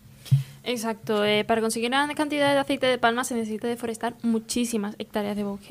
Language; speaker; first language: Spanish; native; Spanish